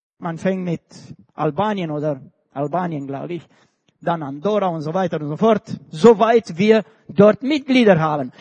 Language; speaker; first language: German; non-native, fluent; Romanian